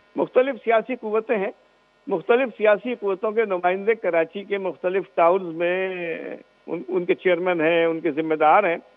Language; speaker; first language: Urdu; non-native, local second language; Sindhi